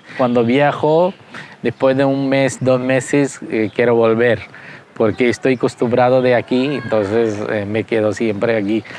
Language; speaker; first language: Spanish; non-native, fluent; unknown